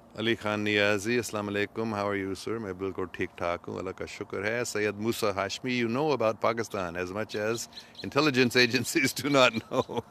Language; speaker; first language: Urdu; non-native, fluent; English